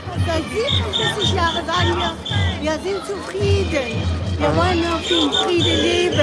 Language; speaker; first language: German; non-native, fluent; Persian